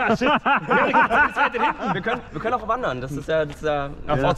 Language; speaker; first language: German; native; German